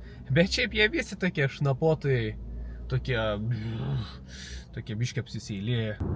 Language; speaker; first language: Lithuanian; native; Lithuanian